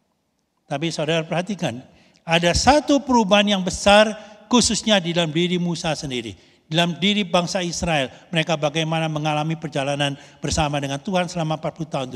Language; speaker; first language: Indonesian; native; Indonesian